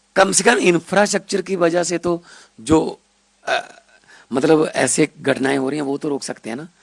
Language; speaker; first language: Hindi; non-native, local second language; Punjabi